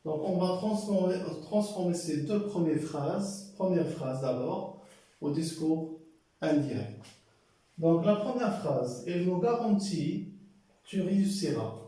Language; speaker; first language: French; non-native, local second language; Arabic